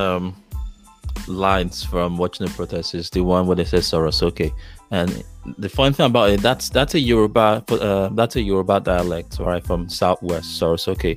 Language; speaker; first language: English; non-native, local second language; Yoruba